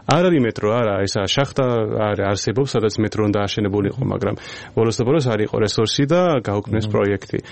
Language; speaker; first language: Georgian; non-native, fluent; English